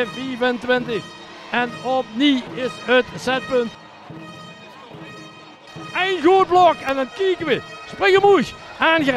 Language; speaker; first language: Dutch; native; Dutch